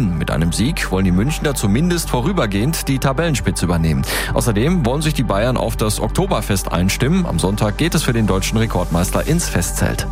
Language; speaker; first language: German; native; German